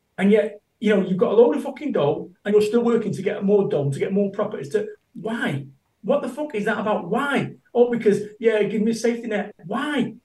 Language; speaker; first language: English; native; English